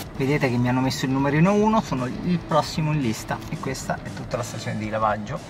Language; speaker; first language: Italian; native; Italian